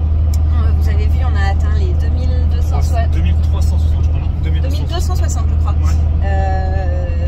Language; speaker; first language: French; native; French